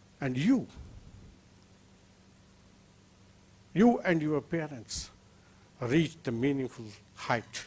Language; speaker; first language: English; non-native, local second language; Kannada